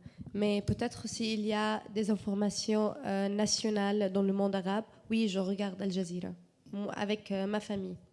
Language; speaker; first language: French; non-native, learner; Arabic